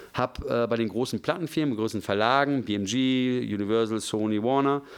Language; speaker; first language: German; native; German